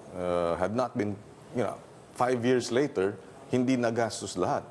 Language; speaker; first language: English; non-native, local second language; Filipino